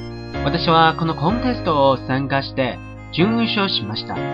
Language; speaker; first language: Japanese; non-native, learner; Chinese